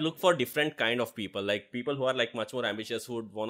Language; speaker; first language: English; non-native, local second language; Kannada